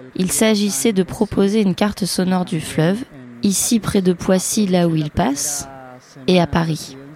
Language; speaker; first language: French; non-native, fluent; Spanish